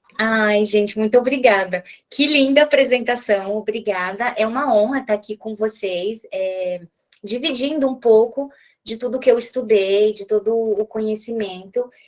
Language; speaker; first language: Portuguese; native; Portuguese